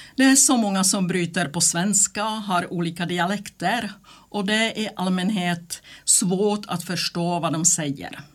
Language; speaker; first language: Swedish; non-native, fluent; Czech